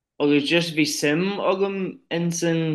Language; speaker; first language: Irish; non-native, local second language; English